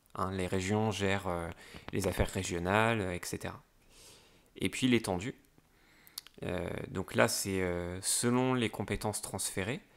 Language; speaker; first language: French; native; French